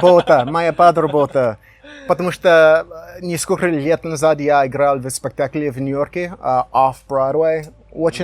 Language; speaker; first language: Russian; non-native, learner; English